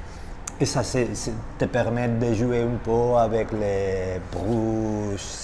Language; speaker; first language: French; non-native, learner; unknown